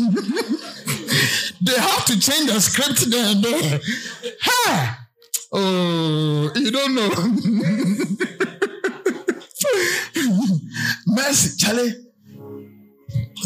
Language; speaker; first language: English; non-native, local second language; Akan